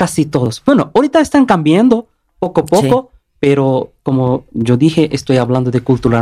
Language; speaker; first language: Spanish; non-native, learner; Bangla